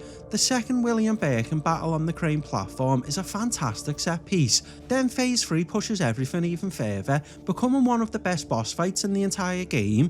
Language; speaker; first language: English; native; English